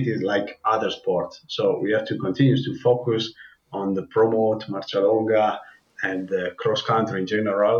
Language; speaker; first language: English; non-native, learner; Italian